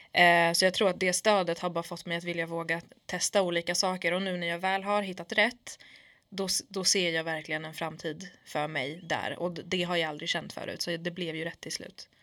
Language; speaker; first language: Swedish; early bilingual, other home language; Kurdish